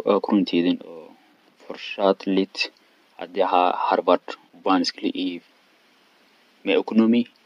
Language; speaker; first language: Swedish; non-native, learner; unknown